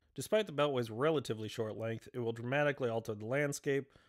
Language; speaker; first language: English; native; English